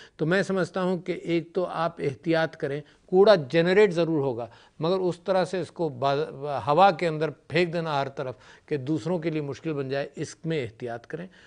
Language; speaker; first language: Urdu; native; Urdu